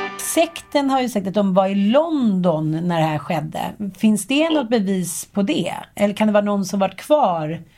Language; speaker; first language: Swedish; native; Swedish